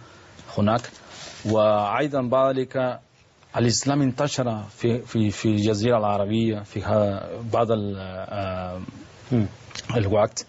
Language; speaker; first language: Arabic; non-native, learner; Spanish